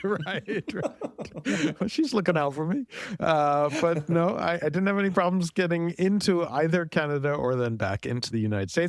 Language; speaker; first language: English; native; English